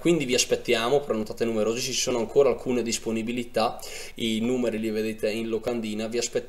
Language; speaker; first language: Italian; native; Italian